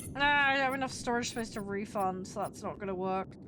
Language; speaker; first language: English; native; English